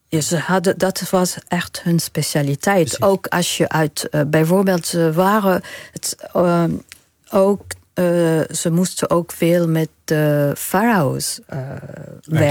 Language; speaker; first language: Dutch; non-native, fluent; Arabic